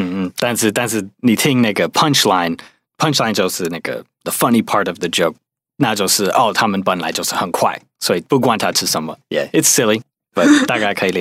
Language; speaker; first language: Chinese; non-native, fluent; English